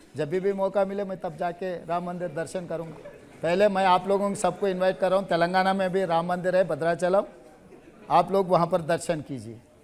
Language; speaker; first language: Hindi; non-native, local second language; Telugu